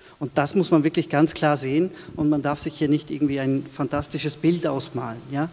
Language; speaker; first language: German; early bilingual, other home language; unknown